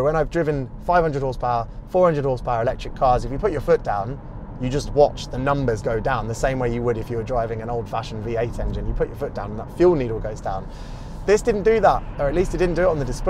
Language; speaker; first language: English; native; English